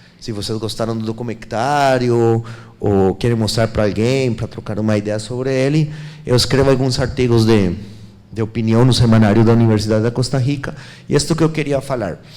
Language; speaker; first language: Portuguese; non-native, fluent; Spanish